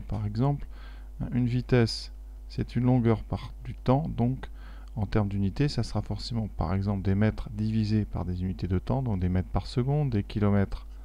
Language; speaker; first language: French; native; French